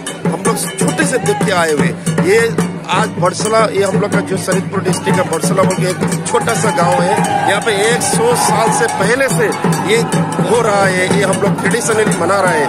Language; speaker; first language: Hindi; non-native, local second language; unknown